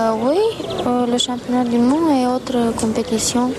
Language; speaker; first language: French; non-native, learner; Romanian